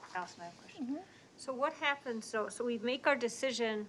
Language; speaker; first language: English; native; English